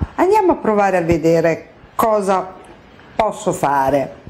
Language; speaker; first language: Italian; native; Italian